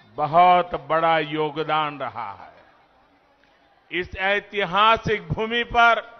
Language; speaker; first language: Hindi; native; Hindi